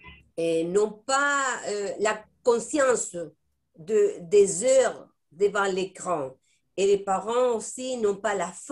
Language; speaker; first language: French; non-native, fluent; Spanish